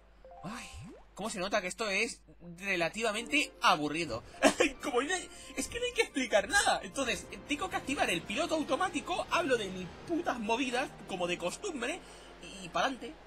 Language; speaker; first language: Spanish; native; Spanish